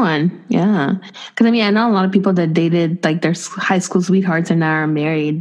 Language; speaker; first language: English; non-native, fluent; Spanish